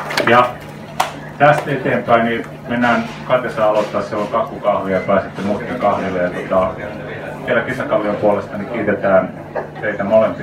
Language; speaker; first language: Finnish; native; Finnish